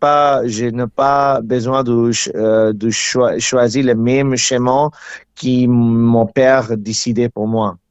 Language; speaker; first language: French; non-native, learner; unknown